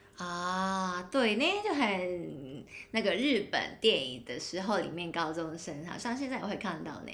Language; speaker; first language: Chinese; non-native, local second language; Cantonese